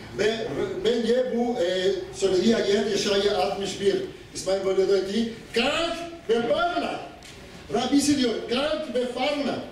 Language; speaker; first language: Turkish; non-native, fluent; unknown